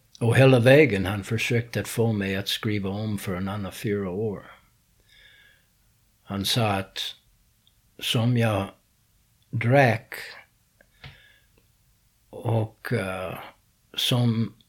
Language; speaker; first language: Swedish; non-native, learner; English